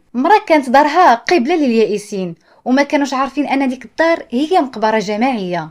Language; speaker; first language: Arabic; native; Arabic